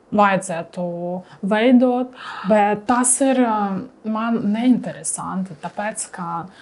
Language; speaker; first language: Latvian; non-native, learner; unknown